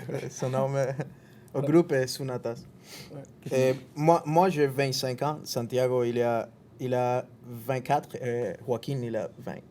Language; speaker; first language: French; non-native, learner; Spanish